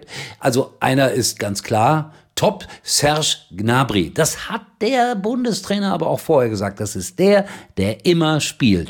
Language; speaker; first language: German; native; German